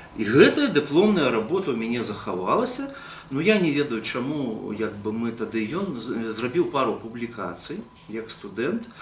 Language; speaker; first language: Belarusian; native; Belarusian